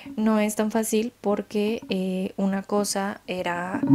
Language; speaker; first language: Spanish; native; Spanish